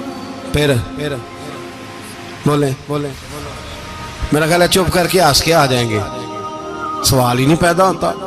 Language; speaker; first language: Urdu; non-native, local second language; Punjabi